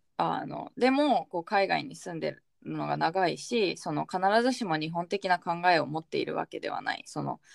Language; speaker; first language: Japanese; early bilingual, heritage; Japanese